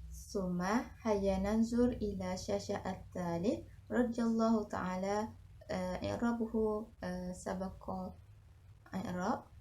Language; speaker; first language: Arabic; non-native, learner; Malay